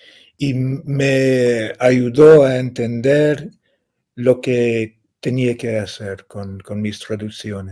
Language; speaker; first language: Spanish; non-native, fluent; English